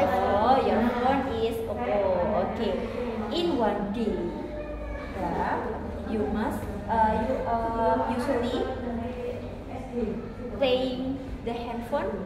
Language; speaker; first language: English; non-native, learner; Indonesian